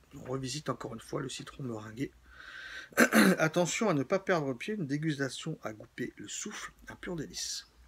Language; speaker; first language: French; native; French